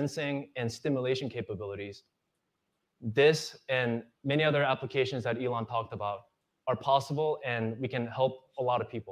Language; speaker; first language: English; non-native, fluent; Korean